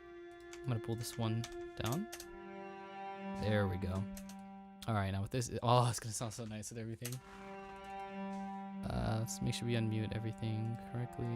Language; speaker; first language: English; native; English